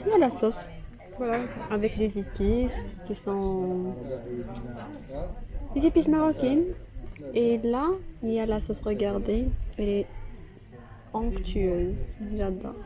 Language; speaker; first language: French; non-native, local second language; Arabic